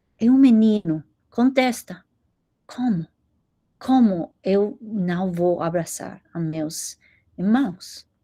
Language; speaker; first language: Portuguese; non-native, learner; English